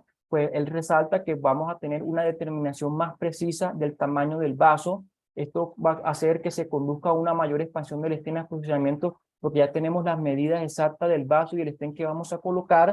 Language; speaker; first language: Spanish; native; Spanish